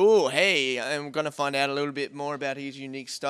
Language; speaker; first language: English; native; English